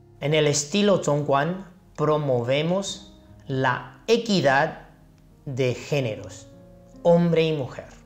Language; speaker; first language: Spanish; non-native, fluent; Chinese